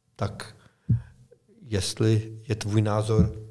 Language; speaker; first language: Czech; non-native, fluent; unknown